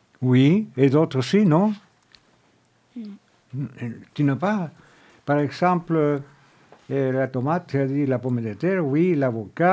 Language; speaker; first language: French; non-native, fluent; Spanish